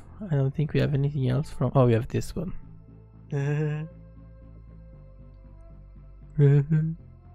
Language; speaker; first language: English; non-native, fluent; Italian